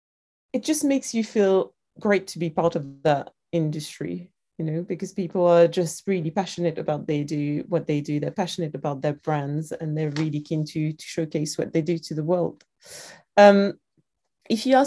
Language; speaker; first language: English; non-native, fluent; French